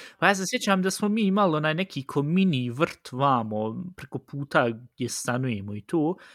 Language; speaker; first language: Bosnian; early bilingual, heritage; Bosnian